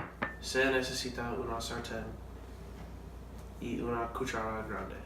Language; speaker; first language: Spanish; non-native, learner; English